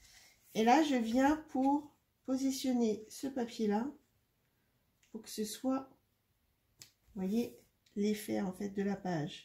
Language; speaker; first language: French; native; French